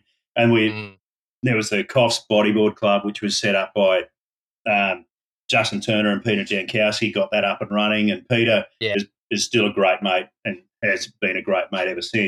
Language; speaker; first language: English; native; English